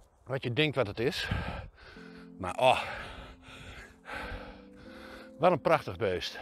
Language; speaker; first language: Dutch; native; Dutch